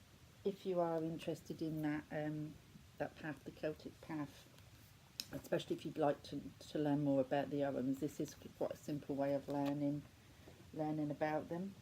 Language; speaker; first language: English; native; English